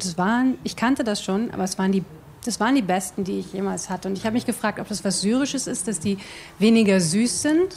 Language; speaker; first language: German; native; German